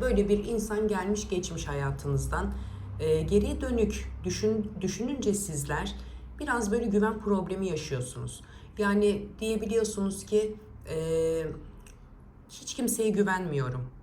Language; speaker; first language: Turkish; native; Turkish